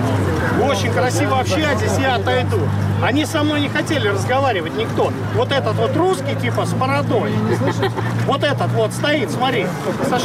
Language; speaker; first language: Russian; non-native, local second language; Latvian